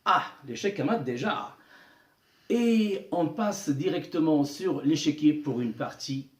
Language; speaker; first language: French; non-native, local second language; Arabic